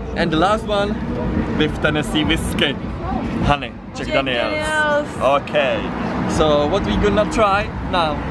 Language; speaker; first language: English; non-native, learner; Czech